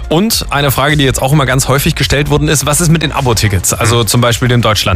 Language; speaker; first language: German; native; German